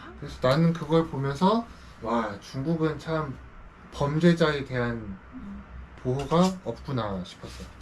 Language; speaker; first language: Korean; native; Korean